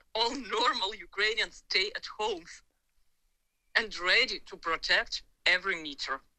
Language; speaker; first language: English; non-native, learner; Ukrainian